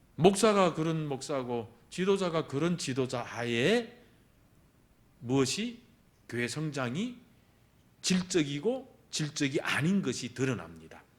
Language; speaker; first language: Korean; early bilingual, heritage; Korean